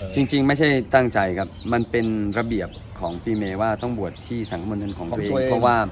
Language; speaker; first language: Thai; non-native, local second language; Akha